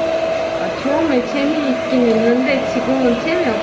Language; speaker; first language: Korean; non-native, fluent; Turkish